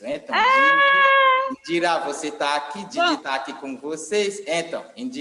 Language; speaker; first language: Portuguese; non-native, fluent; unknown